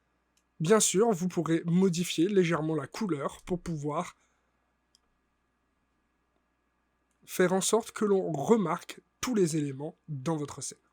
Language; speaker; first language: French; native; French